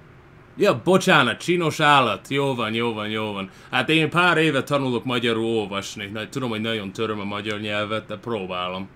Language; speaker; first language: Hungarian; early bilingual, heritage; Hungarian